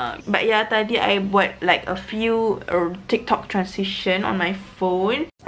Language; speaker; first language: English; non-native, local second language; Malay